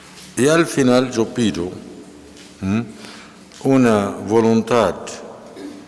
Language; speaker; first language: Spanish; non-native, fluent; Arabic